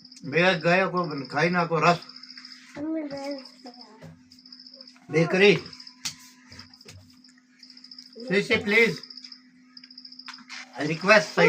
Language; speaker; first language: Filipino; non-native, learner; Punjabi